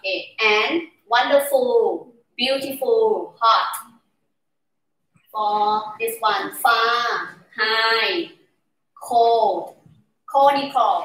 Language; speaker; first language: English; non-native, learner; Thai